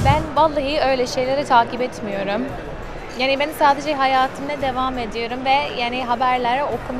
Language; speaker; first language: Turkish; non-native, learner; English